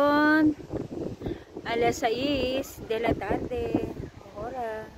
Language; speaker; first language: Spanish; non-native, learner; Filipino